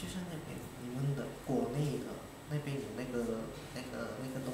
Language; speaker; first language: Chinese; early bilingual, heritage; Indonesian